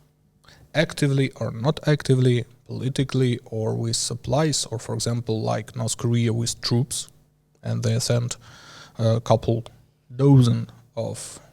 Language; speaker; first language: English; non-native, learner; Ukrainian